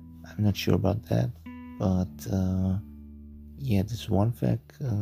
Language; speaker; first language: English; non-native, fluent; German